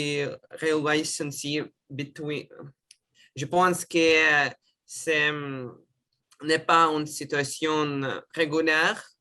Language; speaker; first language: French; non-native, learner; Russian